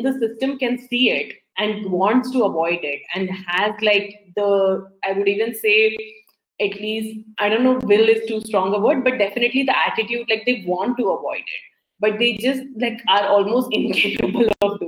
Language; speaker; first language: English; non-native, local second language; Hindi